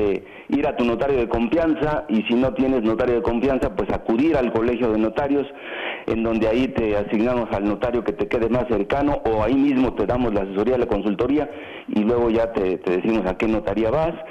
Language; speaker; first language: Spanish; native; Spanish